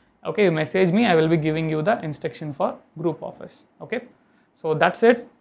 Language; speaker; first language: English; non-native, local second language; Tamil